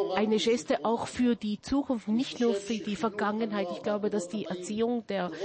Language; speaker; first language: German; non-native, fluent; Hebrew